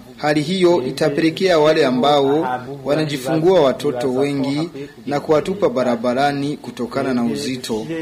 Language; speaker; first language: Swahili; non-native, local second language; Rundi